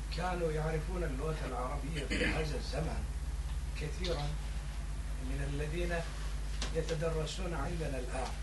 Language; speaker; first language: Arabic; non-native, fluent; Turkish